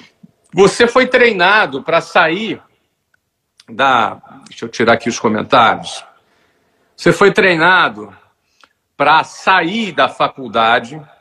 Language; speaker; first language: Portuguese; native; Portuguese